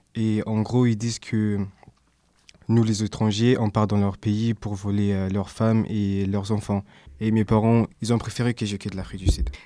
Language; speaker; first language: French; early bilingual, other home language; English